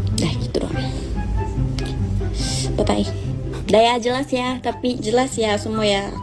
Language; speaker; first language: Indonesian; non-native, fluent; Khmer